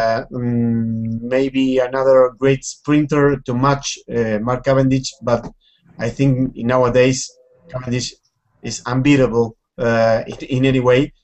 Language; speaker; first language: English; non-native, fluent; Spanish